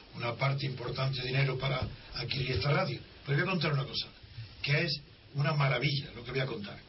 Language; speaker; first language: Spanish; native; Spanish